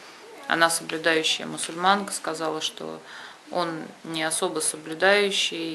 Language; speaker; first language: Russian; native; Russian